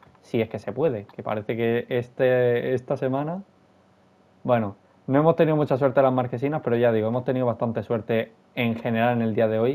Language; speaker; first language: Spanish; native; Spanish